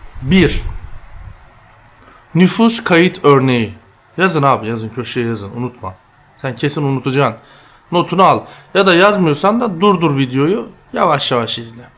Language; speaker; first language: Turkish; native; Turkish